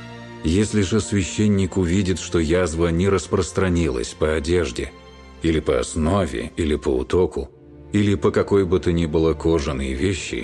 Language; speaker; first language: Russian; native; Russian